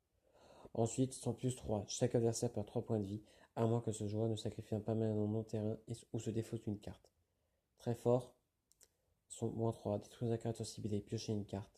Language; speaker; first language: French; native; French